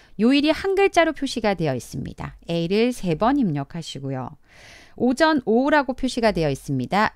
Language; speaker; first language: Korean; native; Korean